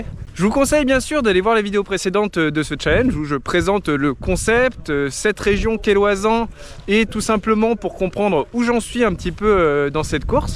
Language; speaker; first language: French; native; French